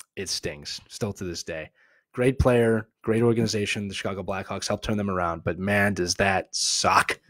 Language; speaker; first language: English; native; English